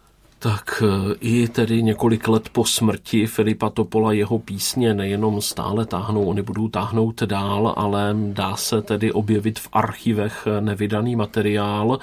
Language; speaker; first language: Czech; native; Czech